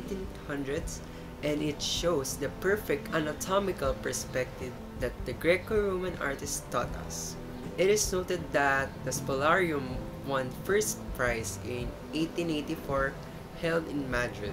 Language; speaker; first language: English; non-native, local second language; Filipino